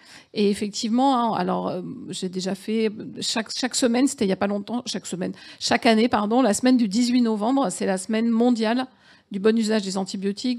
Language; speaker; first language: French; native; French